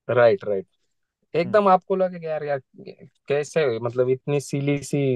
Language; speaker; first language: Hindi; non-native, local second language; Marathi